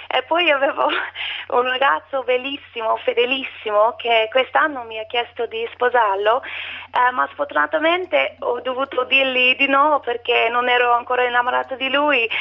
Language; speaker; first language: Italian; non-native, learner; English